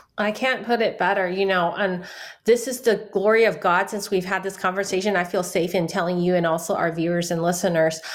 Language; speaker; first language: English; early bilingual, other home language; Chinese